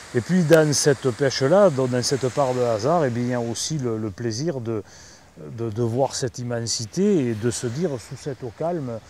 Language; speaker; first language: French; native; French